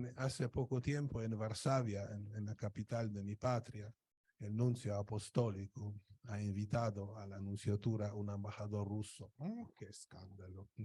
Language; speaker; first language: Spanish; non-native, fluent; Polish